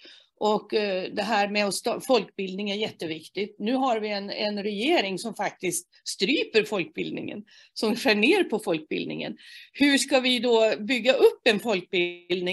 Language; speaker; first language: Swedish; native; Swedish